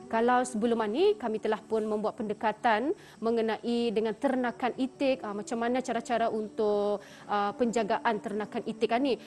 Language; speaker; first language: Malay; native; Malay